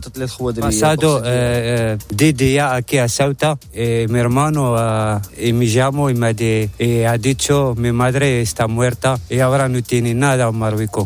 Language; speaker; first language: Spanish; non-native, learner; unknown